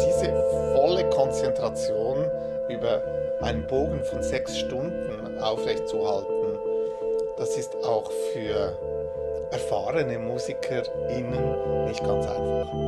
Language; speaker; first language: German; early bilingual, other home language; English